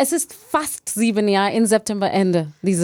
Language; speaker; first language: German; non-native, learner; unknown